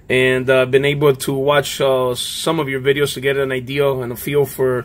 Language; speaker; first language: English; native; English